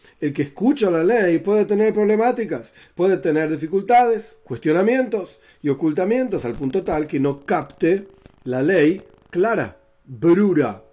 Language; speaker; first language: Spanish; native; Spanish